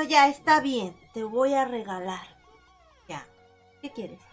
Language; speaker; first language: Spanish; native; Spanish